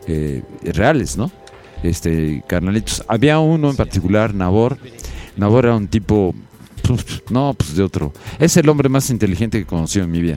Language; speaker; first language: Spanish; native; Spanish